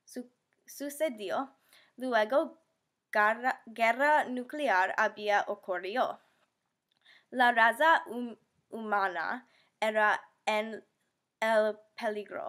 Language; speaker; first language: Spanish; non-native, learner; English